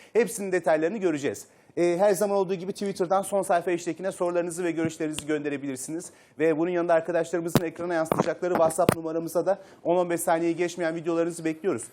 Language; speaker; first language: Turkish; native; Turkish